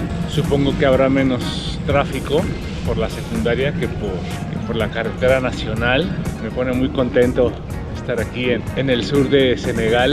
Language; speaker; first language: Spanish; native; Spanish